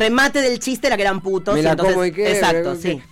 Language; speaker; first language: Spanish; native; Spanish